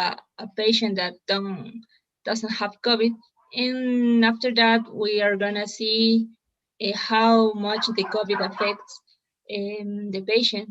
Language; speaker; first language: English; non-native, learner; Spanish